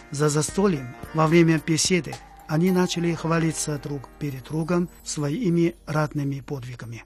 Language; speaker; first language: Russian; non-native, fluent; Chinese